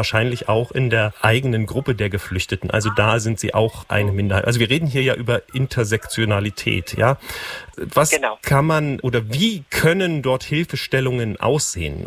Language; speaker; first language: German; native; German